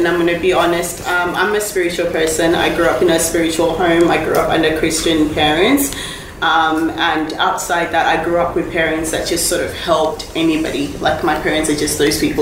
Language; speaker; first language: English; non-native, local second language; Shona